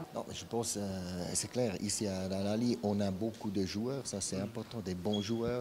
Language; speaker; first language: French; non-native, fluent; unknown